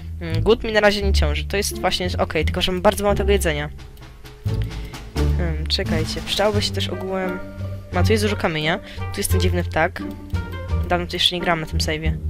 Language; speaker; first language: Polish; native; Polish